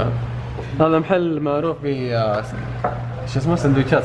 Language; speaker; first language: Arabic; native; Arabic